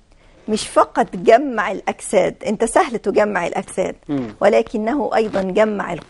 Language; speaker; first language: Arabic; native; Arabic